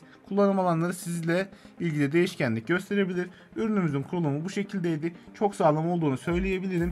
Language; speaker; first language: Turkish; native; Turkish